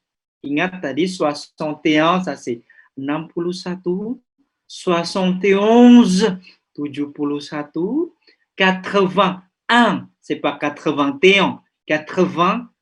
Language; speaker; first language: French; non-native, fluent; Indonesian